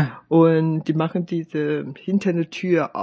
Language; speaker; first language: German; non-native, fluent; Chinese